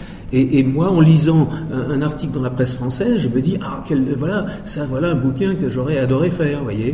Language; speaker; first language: French; native; French